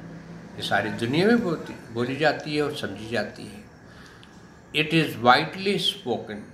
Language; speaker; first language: Hindi; native; Hindi